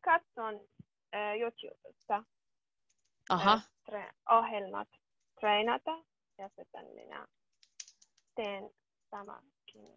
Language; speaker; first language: Finnish; non-native, learner; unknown